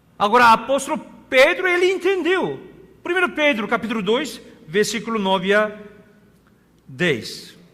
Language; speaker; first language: Portuguese; non-native, fluent; Korean